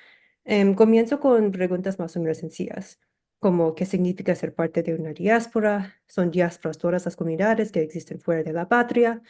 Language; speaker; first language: Spanish; early bilingual, heritage; English